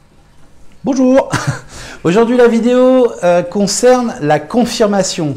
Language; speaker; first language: French; native; French